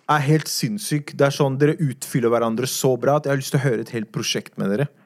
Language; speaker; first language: Norwegian; native; Norwegian